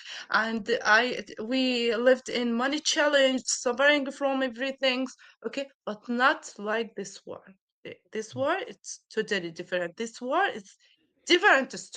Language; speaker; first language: English; non-native, learner; Arabic